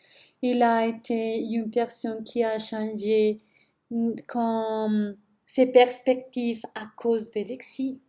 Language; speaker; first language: French; non-native, learner; Spanish